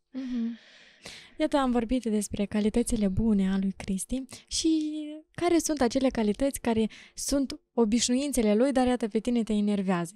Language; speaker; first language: Romanian; native; Romanian